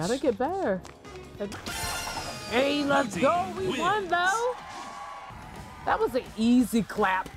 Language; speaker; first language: English; native; English